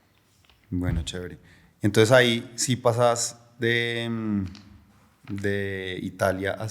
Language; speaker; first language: Spanish; native; Spanish